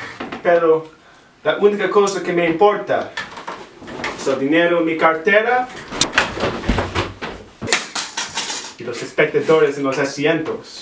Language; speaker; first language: Spanish; non-native, learner; English